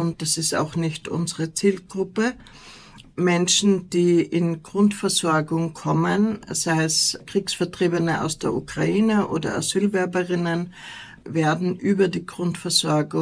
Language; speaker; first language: German; native; German